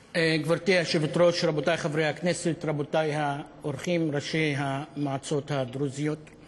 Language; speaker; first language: Hebrew; non-native, local second language; Arabic